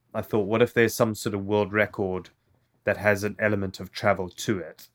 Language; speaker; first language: English; native; English